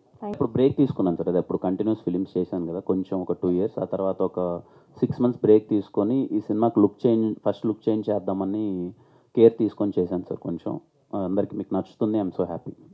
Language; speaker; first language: Telugu; native; Telugu